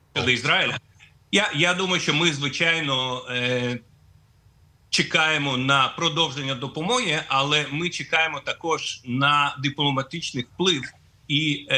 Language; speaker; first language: Ukrainian; non-native, fluent; Russian